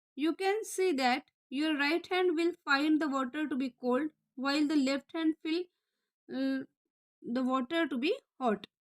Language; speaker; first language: English; non-native, local second language; Marathi